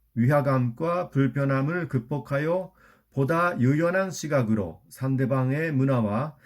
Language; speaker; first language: Korean; non-native, fluent; Japanese